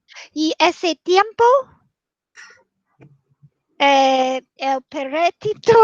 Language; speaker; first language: Spanish; non-native, learner; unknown